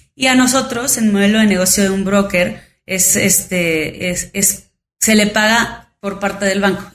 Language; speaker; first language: Spanish; native; Spanish